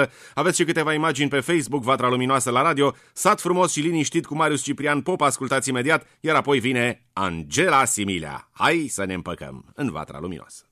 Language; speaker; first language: Romanian; native; Romanian